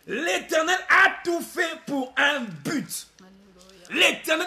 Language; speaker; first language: French; non-native, local second language; Lingala